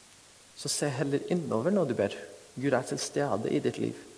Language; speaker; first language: Norwegian; non-native, fluent; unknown